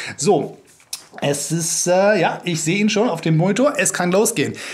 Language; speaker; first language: German; native; German